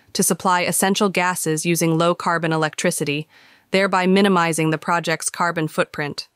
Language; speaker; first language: English; native; English